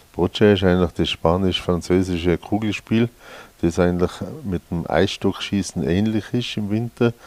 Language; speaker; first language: German; native; German